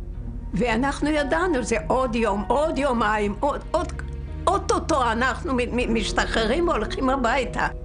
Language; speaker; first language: Hebrew; non-native, fluent; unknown